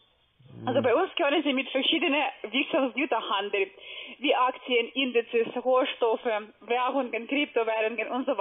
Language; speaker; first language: German; non-native, learner; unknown